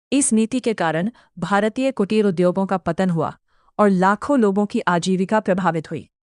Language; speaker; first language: Hindi; native; Hindi